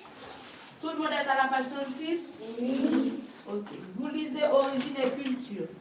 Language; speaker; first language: French; non-native, local second language; Haitian Creole